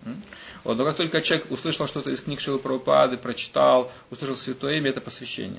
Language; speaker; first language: Russian; native; Russian